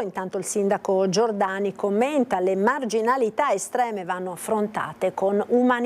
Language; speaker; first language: Italian; native; Italian